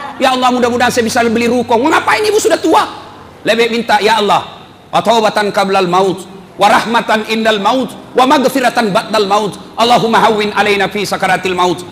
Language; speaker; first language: Indonesian; non-native, local second language; Buginese